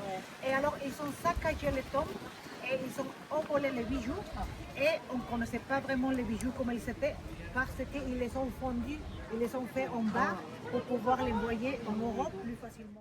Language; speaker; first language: French; non-native, fluent; Spanish